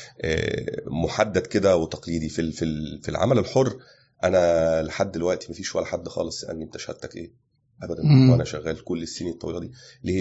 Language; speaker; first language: Arabic; native; Arabic